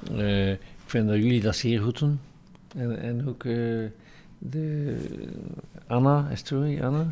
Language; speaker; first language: Dutch; native; Dutch